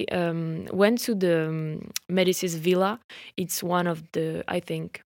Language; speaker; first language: English; non-native, fluent; French